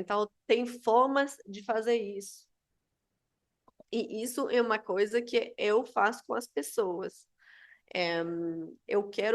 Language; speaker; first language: Portuguese; non-native, fluent; Spanish